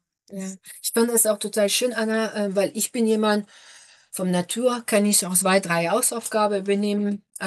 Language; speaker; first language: German; non-native, fluent; French